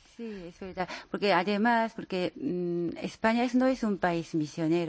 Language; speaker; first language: Spanish; non-native, learner; Korean